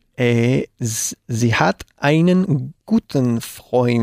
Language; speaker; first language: German; non-native, learner; Spanish